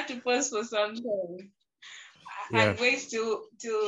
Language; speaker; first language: English; non-native, local second language; Ganda